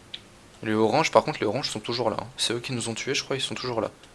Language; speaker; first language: French; native; French